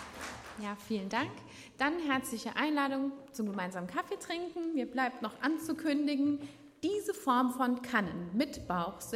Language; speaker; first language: German; native; German